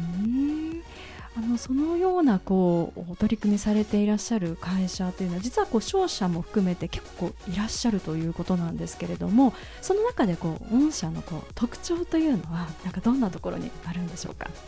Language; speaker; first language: Japanese; native; Japanese